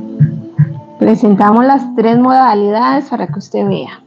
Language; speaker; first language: Spanish; native; Spanish